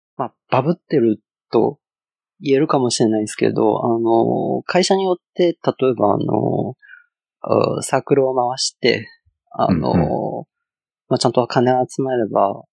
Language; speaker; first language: Japanese; non-native, fluent; Chinese